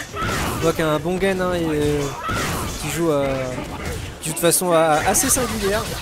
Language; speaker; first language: French; native; French